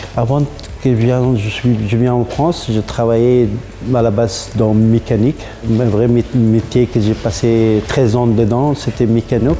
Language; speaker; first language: French; non-native, fluent; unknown